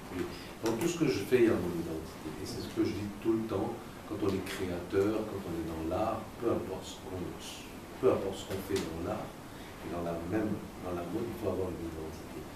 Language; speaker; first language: French; native; French